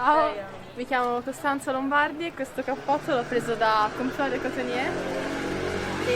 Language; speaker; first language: Italian; native; Italian